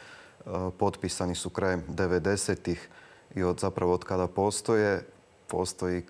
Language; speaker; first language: Croatian; native; Croatian